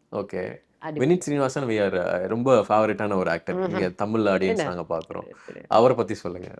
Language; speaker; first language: Tamil; native; Tamil